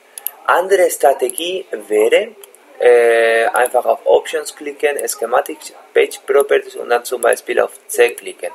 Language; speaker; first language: German; non-native, fluent; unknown